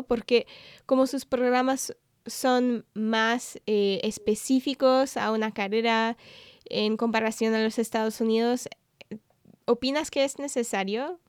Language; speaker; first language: Spanish; non-native, fluent; English